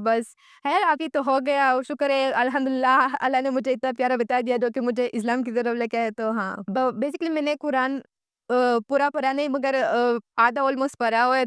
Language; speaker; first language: Urdu; non-native, fluent; Romanian